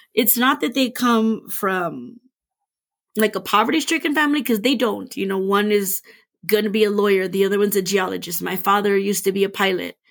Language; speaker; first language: English; native; English